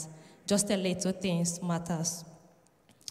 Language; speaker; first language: English; non-native, local second language; Igbo